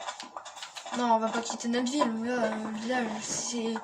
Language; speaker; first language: French; native; French